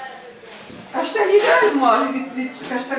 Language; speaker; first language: French; native; French